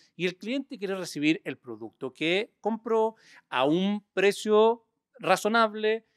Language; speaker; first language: Spanish; native; Spanish